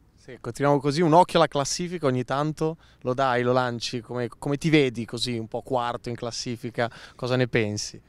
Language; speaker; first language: Italian; native; Italian